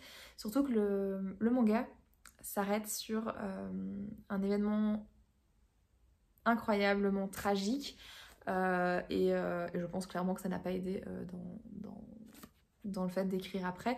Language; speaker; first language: French; native; French